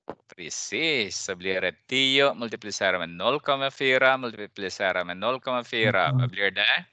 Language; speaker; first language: Swedish; non-native, fluent; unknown